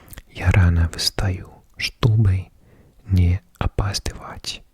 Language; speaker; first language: Russian; non-native, learner; English